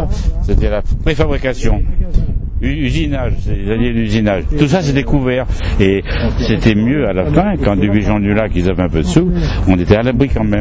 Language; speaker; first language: French; native; French